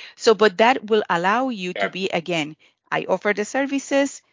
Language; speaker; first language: English; non-native, fluent; Spanish